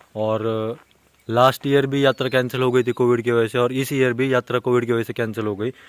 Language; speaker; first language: Hindi; non-native, local second language; Marathi